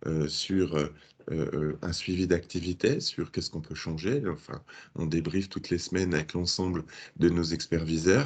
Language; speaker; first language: French; native; French